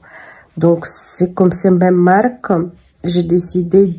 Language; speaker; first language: French; non-native, fluent; Russian